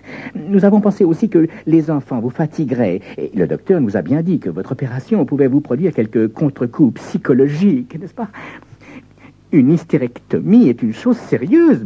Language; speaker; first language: French; native; French